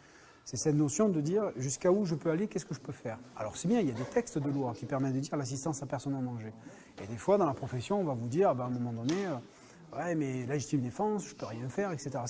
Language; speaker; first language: French; native; French